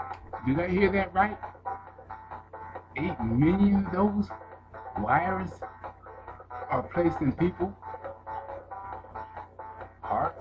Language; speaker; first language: English; native; English